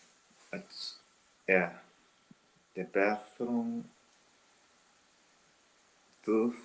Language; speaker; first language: English; non-native, learner; Portuguese